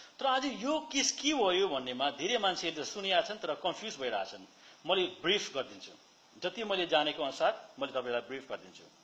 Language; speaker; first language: Nepali; early bilingual, heritage; Nepali